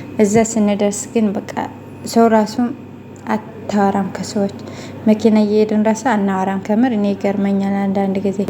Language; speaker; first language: Amharic; non-native, local second language; Tigrinya